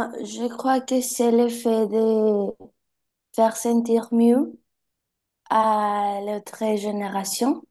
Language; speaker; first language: French; non-native, learner; Spanish